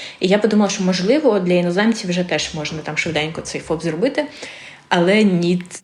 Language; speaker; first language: Ukrainian; early bilingual, other home language; Armenian